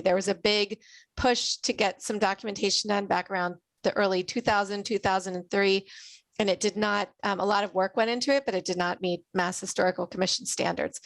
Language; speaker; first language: English; native; English